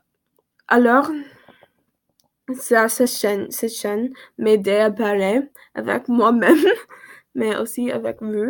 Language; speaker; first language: French; non-native, learner; English